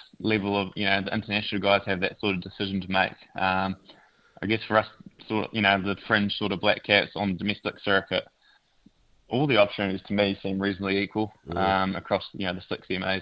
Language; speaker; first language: English; native; English